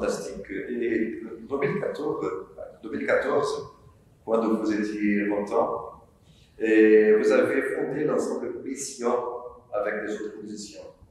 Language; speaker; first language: French; non-native, learner; Portuguese